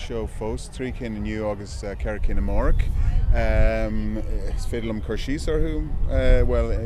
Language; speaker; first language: Irish; non-native, local second language; English